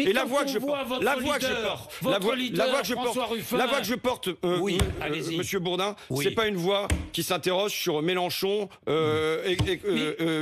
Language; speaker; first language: French; native; French